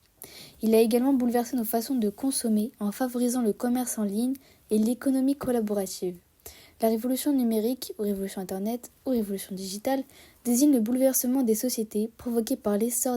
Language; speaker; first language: French; native; French